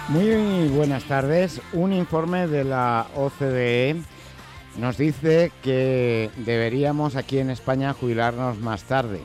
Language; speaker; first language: Spanish; native; Spanish